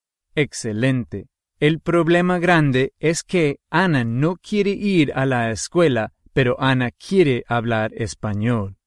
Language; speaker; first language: Spanish; non-native, fluent; English